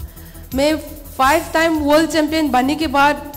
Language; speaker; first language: Hindi; non-native, local second language; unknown